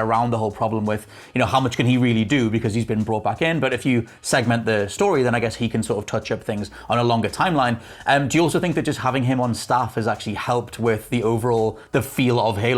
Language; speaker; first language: English; native; English